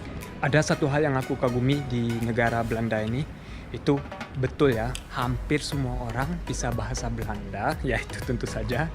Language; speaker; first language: Indonesian; early bilingual, heritage; German